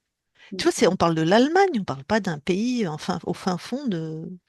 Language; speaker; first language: French; native; French